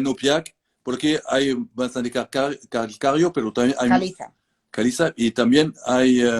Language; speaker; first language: Spanish; non-native, learner; French